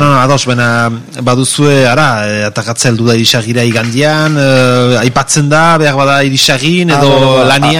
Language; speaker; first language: Basque; native; Basque